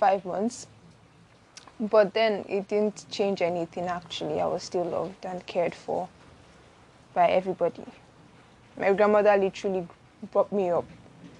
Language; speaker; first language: English; non-native, local second language; Igbo